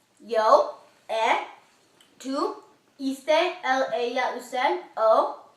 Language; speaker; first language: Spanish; non-native, learner; English